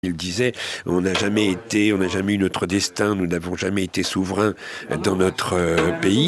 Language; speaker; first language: French; native; French